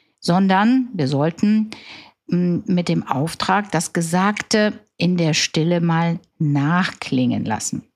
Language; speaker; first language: German; native; German